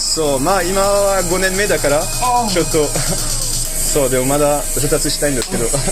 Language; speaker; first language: Japanese; non-native, fluent; French